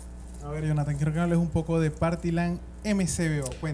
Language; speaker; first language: Spanish; native; Spanish